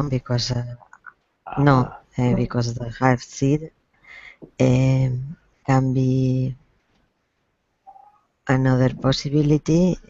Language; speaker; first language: English; non-native, learner; Spanish